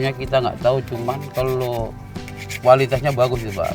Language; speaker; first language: Indonesian; native; Indonesian